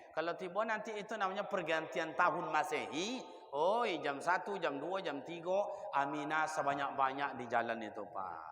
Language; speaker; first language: Malay; non-native, local second language; Minangkabau